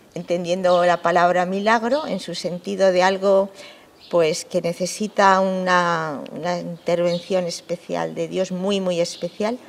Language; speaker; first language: Spanish; native; Spanish